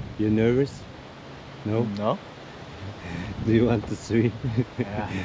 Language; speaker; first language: English; non-native, learner; Turkish